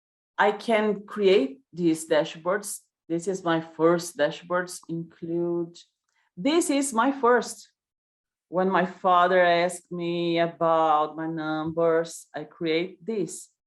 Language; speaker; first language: English; non-native, learner; Portuguese